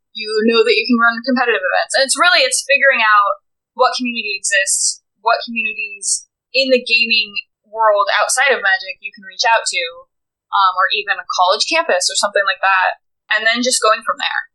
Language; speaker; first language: English; native; English